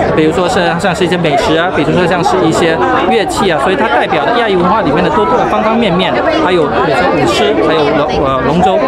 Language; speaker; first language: Chinese; native; Chinese